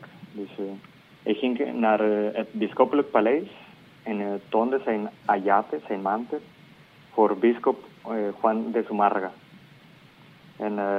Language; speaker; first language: Dutch; non-native, fluent; Spanish